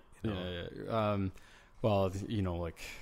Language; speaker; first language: English; native; English